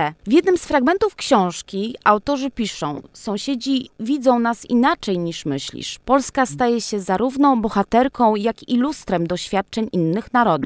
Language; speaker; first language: Polish; native; Polish